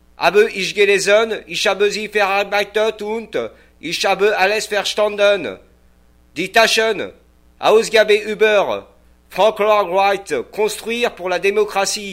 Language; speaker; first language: German; non-native, learner; French